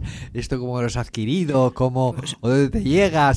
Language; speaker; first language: Spanish; native; Spanish